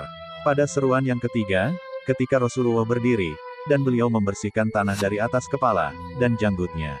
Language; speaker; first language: Indonesian; native; Indonesian